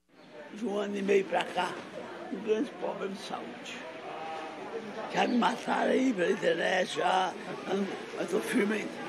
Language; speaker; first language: Portuguese; native; Portuguese